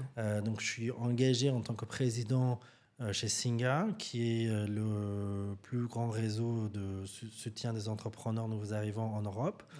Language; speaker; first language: French; non-native, fluent; Persian